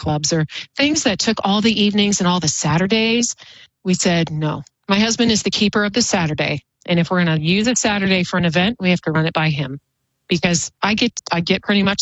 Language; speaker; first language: English; native; English